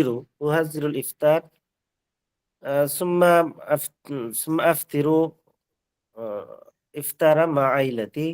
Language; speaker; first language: Arabic; non-native, learner; Bangla